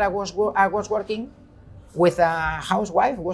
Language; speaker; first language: English; non-native, fluent; Spanish